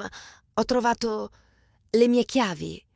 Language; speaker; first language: Italian; non-native, learner; English